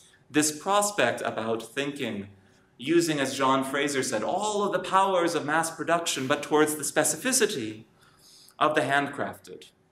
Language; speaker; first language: English; native; English